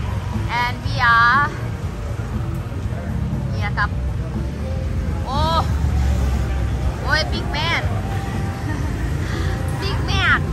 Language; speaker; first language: English; non-native, learner; Thai